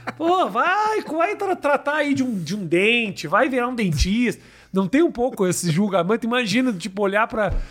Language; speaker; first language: Portuguese; native; Portuguese